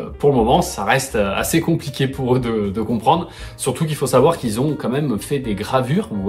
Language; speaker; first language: French; native; French